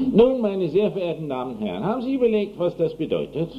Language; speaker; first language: German; non-native, fluent; English